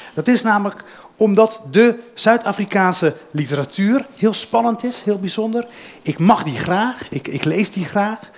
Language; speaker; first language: Dutch; early bilingual, other home language; Berber languages